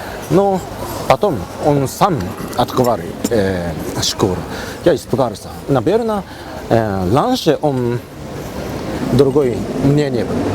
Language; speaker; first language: Russian; non-native, learner; Japanese